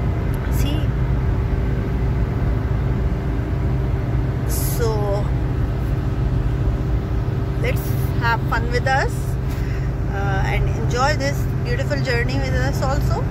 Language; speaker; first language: English; non-native, learner; Arabic